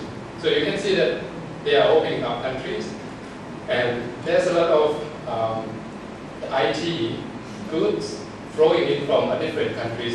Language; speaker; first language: English; non-native, fluent; Thai